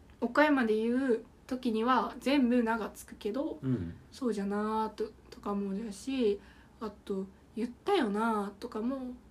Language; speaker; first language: Japanese; native; Japanese